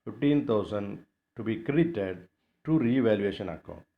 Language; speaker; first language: English; non-native, local second language; Tamil